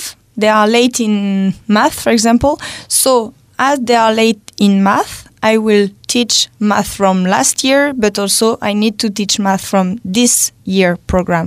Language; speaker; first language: English; non-native, fluent; French